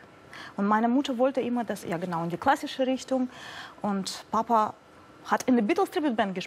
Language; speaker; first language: German; non-native, fluent; Russian